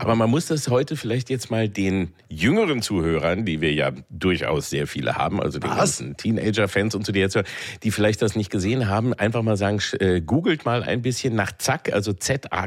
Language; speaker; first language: German; native; German